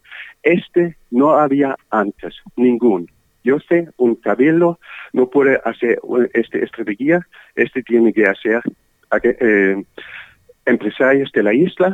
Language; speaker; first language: Spanish; non-native, learner; German